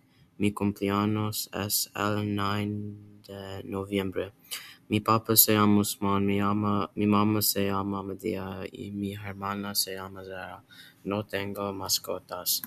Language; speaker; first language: Spanish; non-native, learner; English